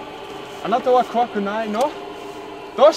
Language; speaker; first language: Japanese; non-native, learner; English